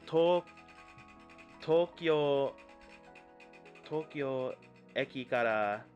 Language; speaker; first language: Japanese; non-native, learner; English